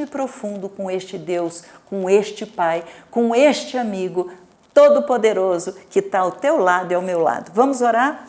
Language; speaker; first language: Portuguese; native; Portuguese